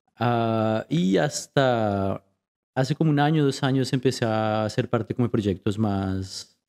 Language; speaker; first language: Spanish; native; Spanish